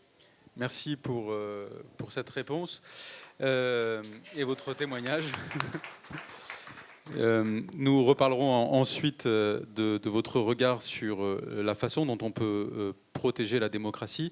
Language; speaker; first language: French; native; French